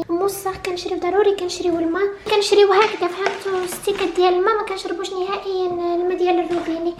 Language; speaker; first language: Arabic; native; Arabic